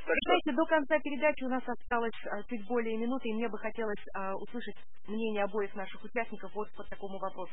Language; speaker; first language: Russian; native; Russian